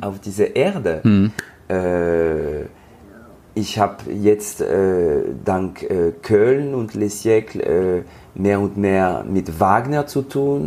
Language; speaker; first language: German; non-native, learner; French